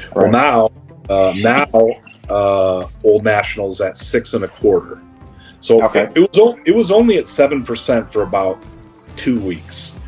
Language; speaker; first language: English; native; English